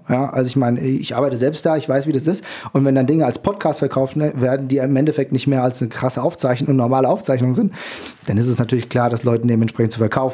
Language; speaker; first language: German; native; German